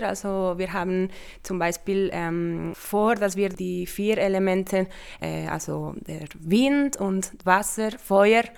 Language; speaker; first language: German; non-native, fluent; Spanish